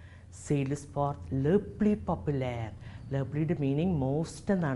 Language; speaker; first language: French; non-native, fluent; Malayalam